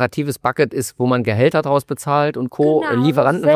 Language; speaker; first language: German; native; German